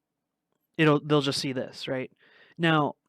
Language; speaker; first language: English; native; English